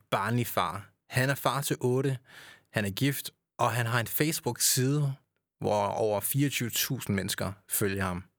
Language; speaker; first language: Danish; early bilingual, other home language; English